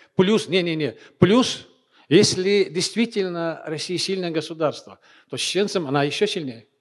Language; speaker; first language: Russian; non-native, local second language; Chechen